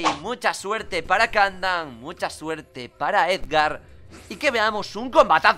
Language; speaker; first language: Spanish; native; Spanish